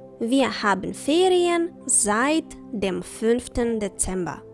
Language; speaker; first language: German; non-native, fluent; Ukrainian